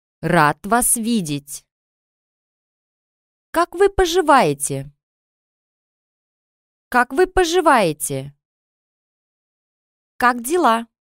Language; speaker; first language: Russian; non-native, learner; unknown